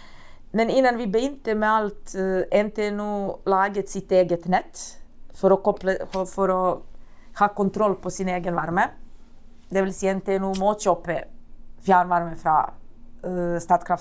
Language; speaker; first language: Norwegian; non-native, fluent; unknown